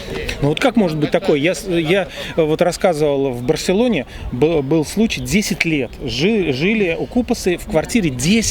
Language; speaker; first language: Russian; native; Russian